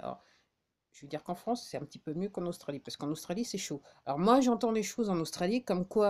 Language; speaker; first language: French; native; French